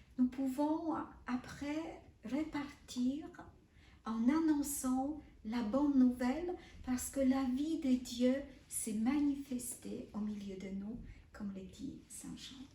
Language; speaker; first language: French; non-native, fluent; Polish